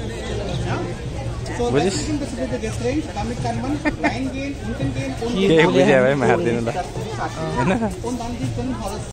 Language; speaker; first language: German; non-native, learner; Nepali